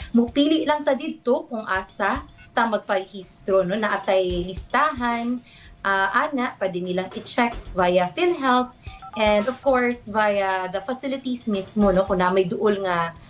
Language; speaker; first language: Cebuano; native; Cebuano